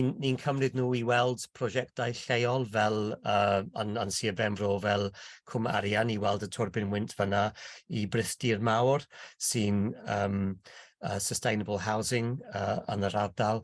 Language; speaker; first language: Welsh; non-native, local second language; English